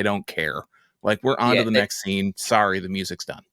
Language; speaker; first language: English; native; English